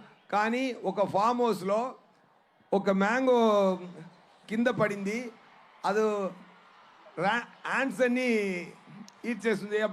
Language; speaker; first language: Telugu; non-native, learner; Tamil